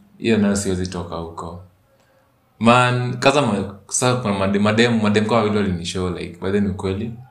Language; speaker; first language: Swahili; native; Swahili